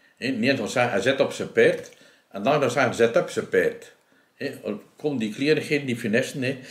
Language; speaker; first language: Dutch; native; Dutch